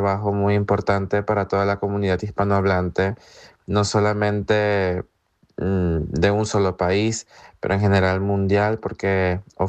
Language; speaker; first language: Spanish; native; Spanish